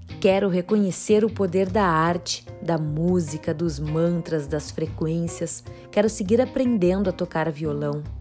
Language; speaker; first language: Portuguese; native; Portuguese